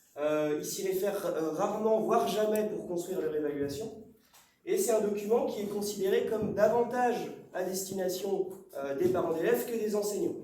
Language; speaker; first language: French; native; French